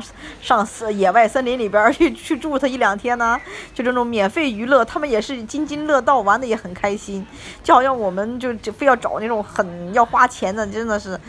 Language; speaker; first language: Chinese; native; Chinese